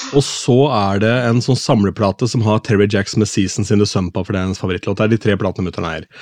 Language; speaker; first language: Norwegian; native; Norwegian